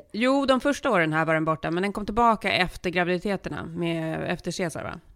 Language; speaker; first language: Swedish; early bilingual, heritage; Swedish